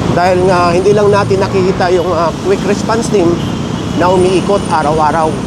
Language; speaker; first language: Filipino; native; Filipino